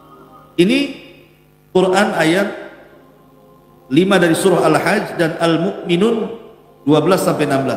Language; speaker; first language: Indonesian; native; Indonesian